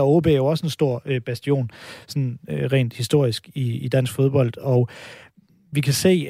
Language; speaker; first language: Danish; native; Danish